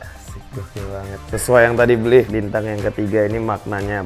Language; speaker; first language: Indonesian; native; Indonesian